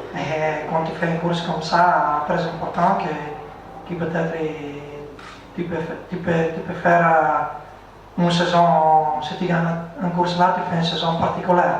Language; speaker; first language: French; non-native, learner; Italian